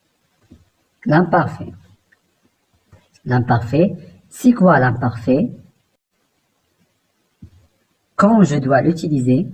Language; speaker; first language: French; non-native, local second language; Arabic